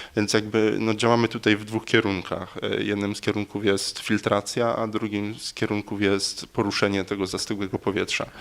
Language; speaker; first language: Polish; native; Polish